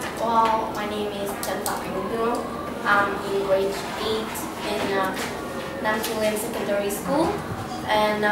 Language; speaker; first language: English; non-native, learner; Vietnamese